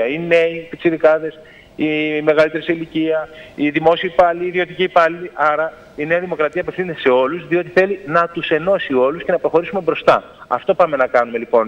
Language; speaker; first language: Greek; native; Greek